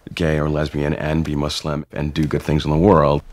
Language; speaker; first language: English; native; English